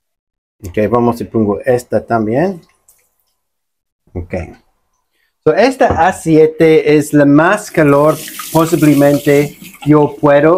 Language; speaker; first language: Spanish; non-native, learner; English